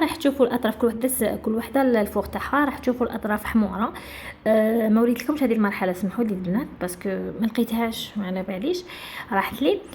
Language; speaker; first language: Arabic; native; Arabic